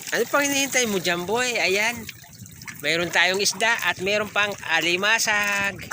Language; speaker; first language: Filipino; non-native, local second language; Bikol